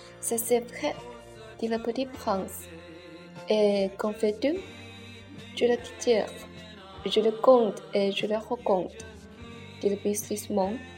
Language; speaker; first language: French; non-native, learner; Chinese